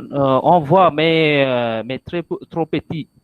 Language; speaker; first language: French; non-native, fluent; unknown